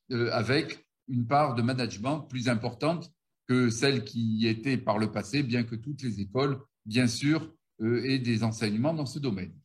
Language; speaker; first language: French; native; French